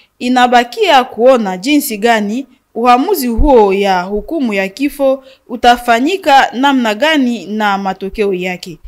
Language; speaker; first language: Swahili; non-native, local second language; Nande